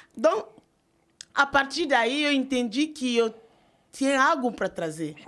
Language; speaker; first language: Portuguese; non-native, fluent; French